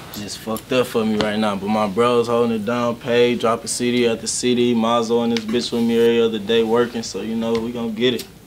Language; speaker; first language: English; native; English